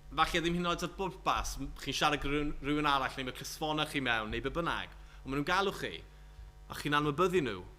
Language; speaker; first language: Welsh; native; Welsh